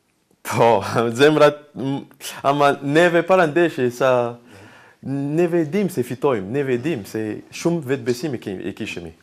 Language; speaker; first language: Albanian; non-native, learner; French